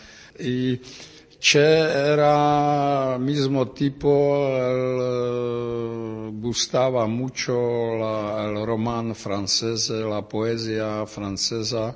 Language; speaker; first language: Spanish; non-native, learner; Czech